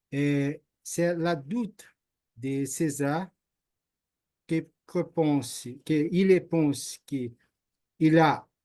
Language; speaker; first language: French; non-native, learner; Portuguese